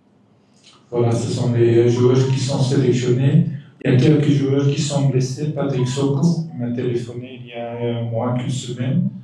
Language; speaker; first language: French; non-native, fluent; Dutch